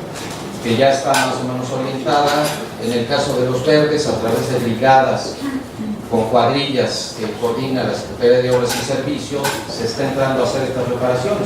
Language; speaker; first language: Spanish; native; Spanish